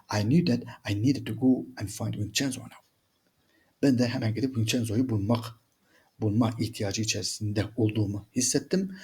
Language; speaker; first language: Turkish; native; Turkish